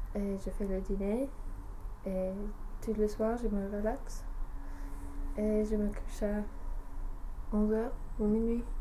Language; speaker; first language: French; non-native, learner; English